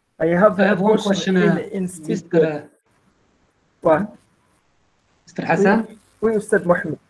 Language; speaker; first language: English; non-native, learner; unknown